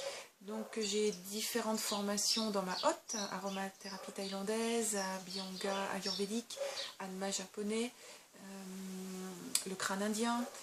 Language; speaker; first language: French; native; French